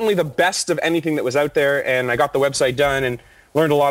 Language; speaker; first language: English; native; English